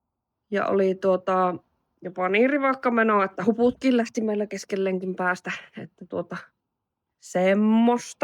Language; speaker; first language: Finnish; native; Finnish